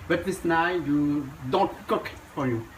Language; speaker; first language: English; non-native, learner; French